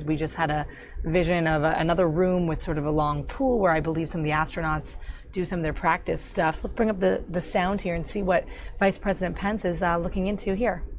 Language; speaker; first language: English; native; English